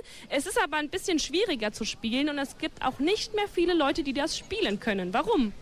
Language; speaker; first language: German; native; German